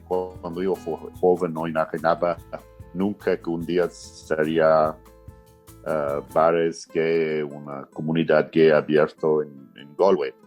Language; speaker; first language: Spanish; non-native, fluent; English